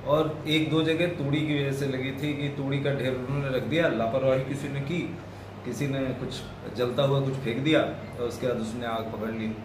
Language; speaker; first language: Hindi; non-native, local second language; Punjabi